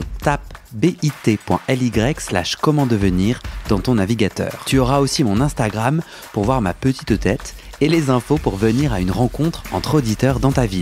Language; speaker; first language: French; native; French